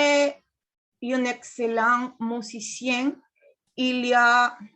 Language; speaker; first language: French; non-native, learner; Spanish